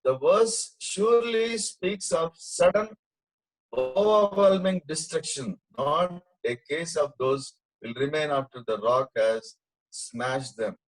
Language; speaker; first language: English; non-native, local second language; Telugu